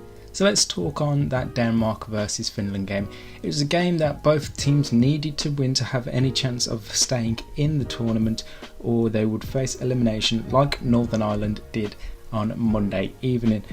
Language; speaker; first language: English; native; English